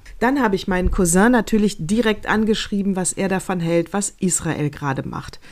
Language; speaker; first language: German; native; German